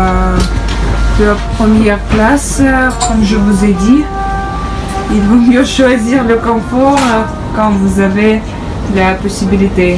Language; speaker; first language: French; non-native, fluent; Russian